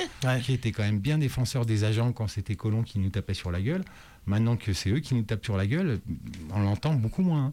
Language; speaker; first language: French; native; French